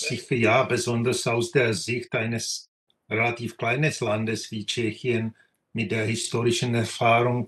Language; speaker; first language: German; non-native, fluent; Czech